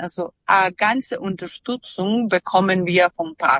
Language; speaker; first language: German; non-native, fluent; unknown